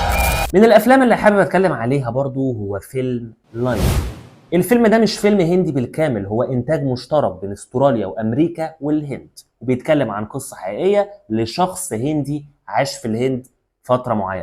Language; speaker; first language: Arabic; native; Arabic